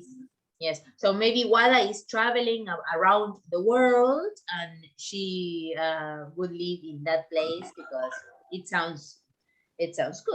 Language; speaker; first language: English; non-native, fluent; Spanish